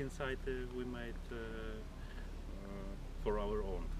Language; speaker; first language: English; non-native, learner; Polish